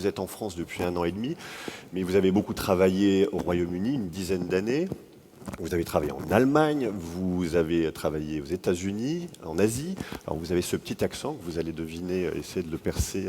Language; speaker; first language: French; native; French